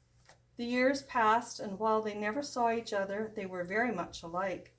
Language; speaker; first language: English; native; English